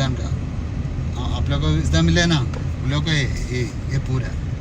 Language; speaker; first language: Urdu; non-native, learner; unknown